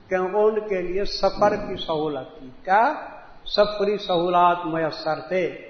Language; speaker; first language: Urdu; non-native, local second language; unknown